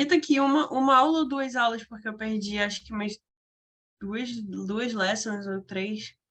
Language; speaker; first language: Portuguese; native; Portuguese